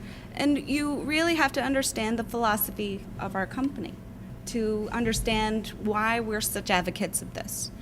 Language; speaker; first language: English; native; English